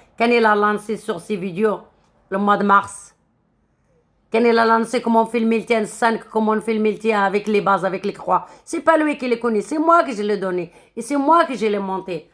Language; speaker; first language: French; non-native, local second language; Arabic